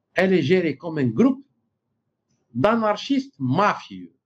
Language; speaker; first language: French; non-native, local second language; Arabic